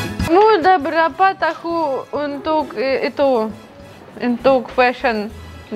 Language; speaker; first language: Indonesian; non-native, learner; Russian